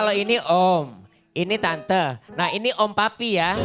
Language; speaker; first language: Indonesian; native; Indonesian